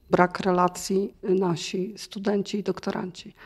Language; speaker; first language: Polish; native; Polish